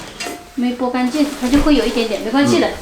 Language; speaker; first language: Chinese; non-native, local second language; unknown